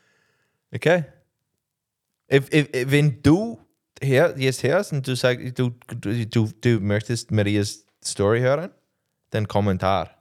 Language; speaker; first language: German; non-native, learner; English